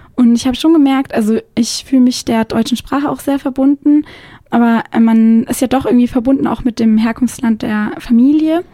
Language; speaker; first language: German; native; German